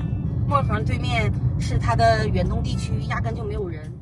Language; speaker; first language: Chinese; native; Chinese